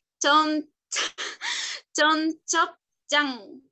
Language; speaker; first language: Korean; non-native, learner; Spanish